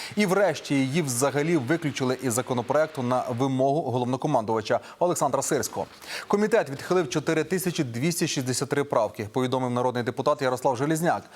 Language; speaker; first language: Ukrainian; native; Ukrainian